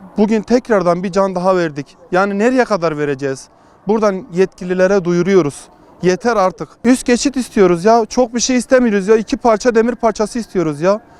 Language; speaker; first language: Turkish; native; Turkish